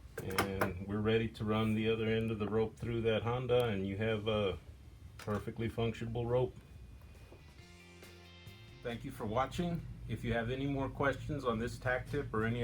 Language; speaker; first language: English; native; English